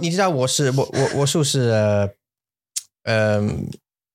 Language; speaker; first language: Chinese; non-native, learner; English